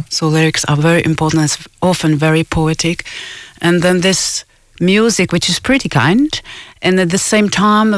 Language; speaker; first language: English; non-native, fluent; Czech